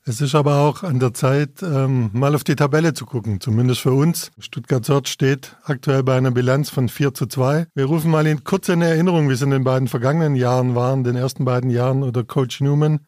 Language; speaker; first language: German; native; German